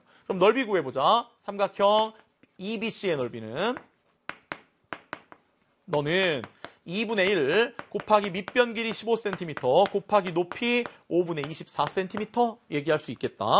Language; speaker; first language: Korean; native; Korean